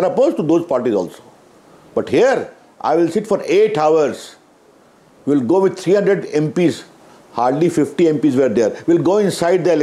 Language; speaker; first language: English; non-native, local second language; Hindi